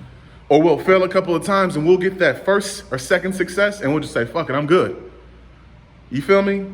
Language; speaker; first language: English; native; English